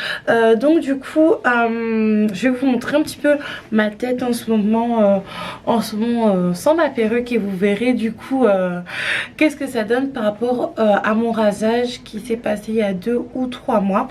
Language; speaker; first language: French; native; French